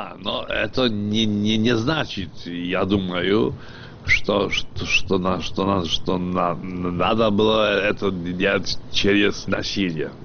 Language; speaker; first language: Russian; non-native, fluent; Polish